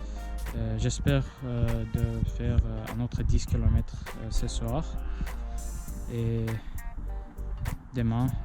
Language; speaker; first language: French; non-native, learner; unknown